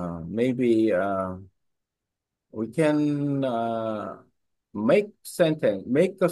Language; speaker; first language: English; non-native, learner; Korean